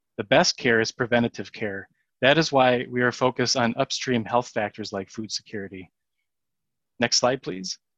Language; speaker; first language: English; native; English